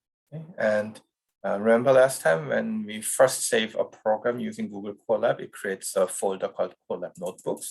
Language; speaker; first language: English; non-native, fluent; Korean